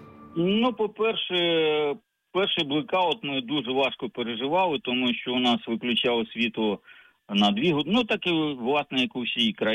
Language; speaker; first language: Ukrainian; native; Ukrainian